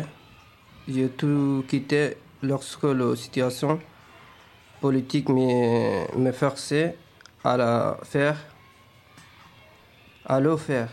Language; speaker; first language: French; non-native, learner; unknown